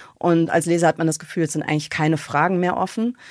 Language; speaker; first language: German; early bilingual, other home language; Russian